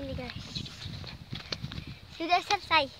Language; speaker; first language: Indonesian; non-native, local second language; Javanese